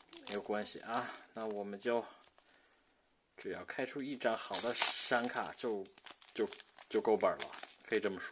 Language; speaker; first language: Chinese; native; Chinese